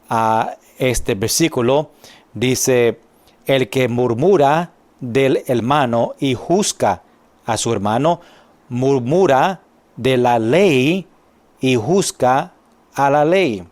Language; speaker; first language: Spanish; non-native, fluent; English